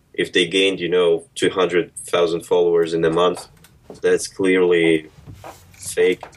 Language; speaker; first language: English; early bilingual, other home language; Russian